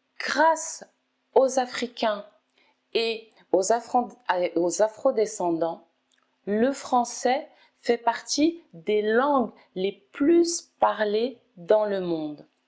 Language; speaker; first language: French; native; French